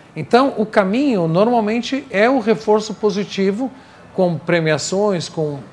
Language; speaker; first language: Portuguese; non-native, fluent; English